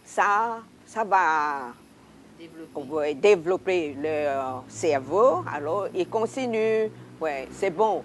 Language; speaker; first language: French; non-native, local second language; Hakka Chinese